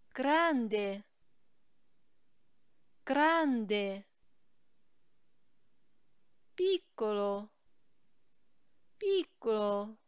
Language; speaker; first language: Italian; non-native, fluent; Chinese